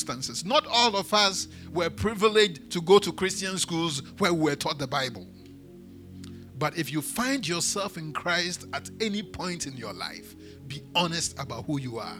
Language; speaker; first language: English; non-native, local second language; Akan